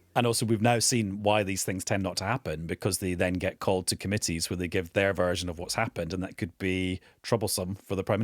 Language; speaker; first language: English; native; English